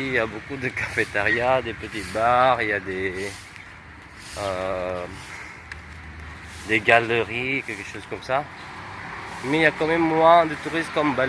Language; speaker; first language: French; non-native, fluent; Indonesian